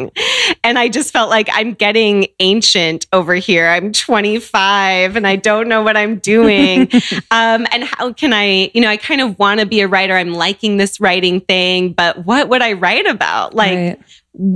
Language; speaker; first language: English; native; English